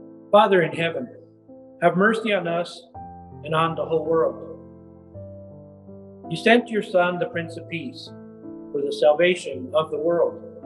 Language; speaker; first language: English; native; English